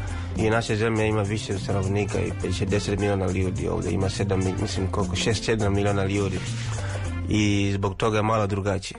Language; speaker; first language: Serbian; non-native, learner; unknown